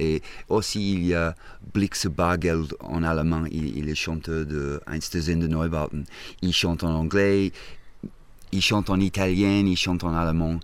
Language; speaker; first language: French; non-native, fluent; English